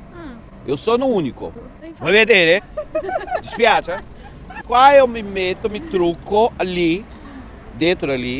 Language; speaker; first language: Italian; non-native, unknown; Portuguese